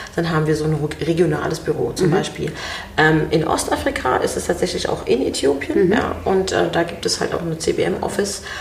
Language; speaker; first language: German; native; German